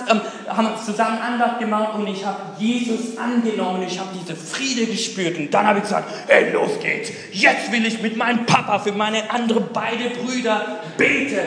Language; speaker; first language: German; non-native, fluent; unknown